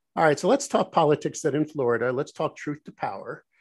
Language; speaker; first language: English; native; English